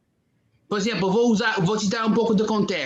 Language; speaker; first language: Portuguese; non-native, fluent; English